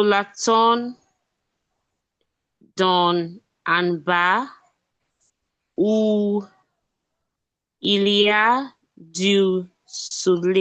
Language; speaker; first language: French; non-native, learner; English